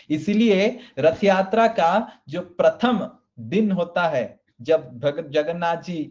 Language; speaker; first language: Hindi; non-native, local second language; Odia